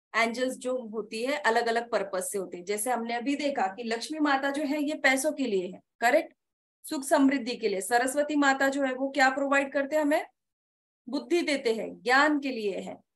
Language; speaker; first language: Hindi; non-native, local second language; Marathi